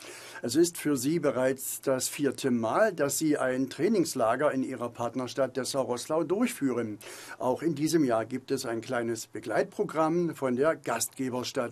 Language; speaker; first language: German; native; German